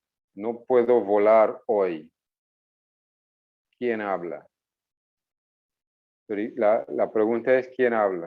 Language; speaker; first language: Spanish; non-native, fluent; English